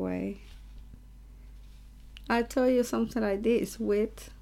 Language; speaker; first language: English; non-native, learner; Spanish